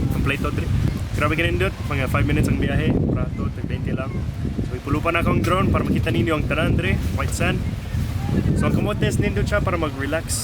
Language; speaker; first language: Cebuano; non-native, fluent; English